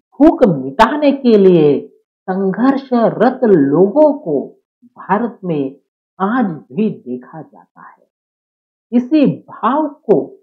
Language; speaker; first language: Hindi; non-native, local second language; Marathi